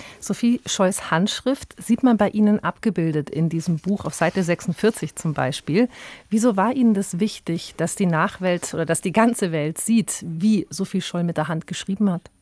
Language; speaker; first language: German; native; German